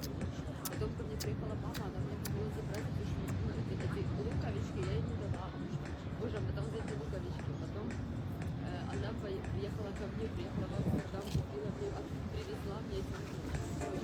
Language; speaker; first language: Russian; non-native, learner; Filipino